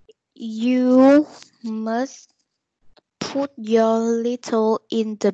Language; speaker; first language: English; non-native, learner; Vietnamese